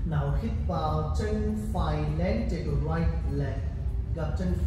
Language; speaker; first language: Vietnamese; non-native, learner; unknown